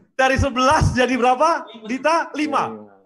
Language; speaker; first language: Indonesian; native; Indonesian